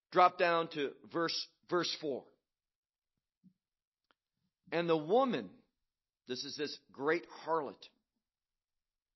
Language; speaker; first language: English; native; English